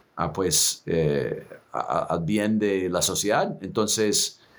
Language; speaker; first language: Spanish; non-native, fluent; English